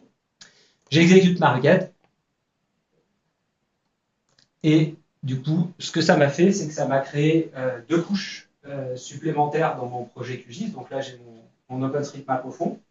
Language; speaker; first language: French; native; French